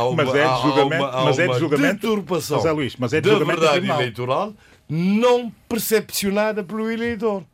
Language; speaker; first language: Portuguese; non-native, local second language; Kabuverdianu